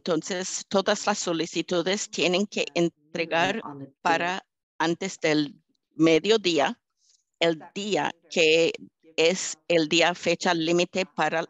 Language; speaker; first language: Spanish; early bilingual, heritage; English